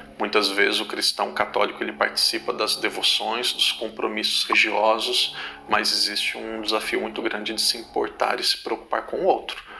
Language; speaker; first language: Portuguese; native; Portuguese